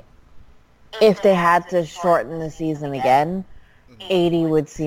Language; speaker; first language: English; early bilingual, other home language; Filipino